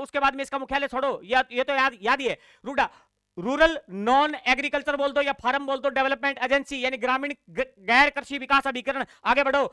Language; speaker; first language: Hindi; native; Hindi